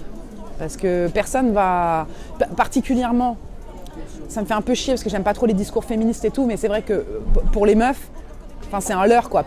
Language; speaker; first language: French; native; French